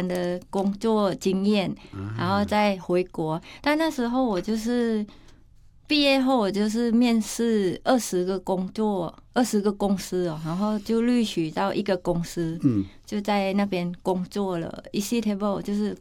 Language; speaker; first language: Chinese; non-native, fluent; Thai